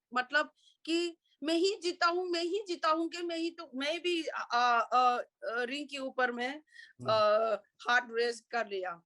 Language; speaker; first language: Hindi; non-native, local second language; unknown